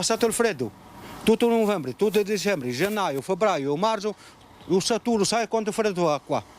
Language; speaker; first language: Italian; non-native, learner; Arabic